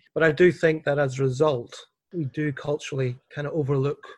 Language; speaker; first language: English; native; English